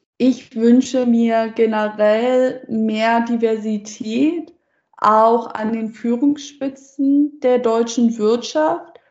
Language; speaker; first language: German; early bilingual, other home language; Persian